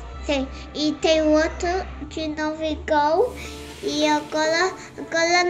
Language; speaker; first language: Portuguese; early bilingual, heritage; Portuguese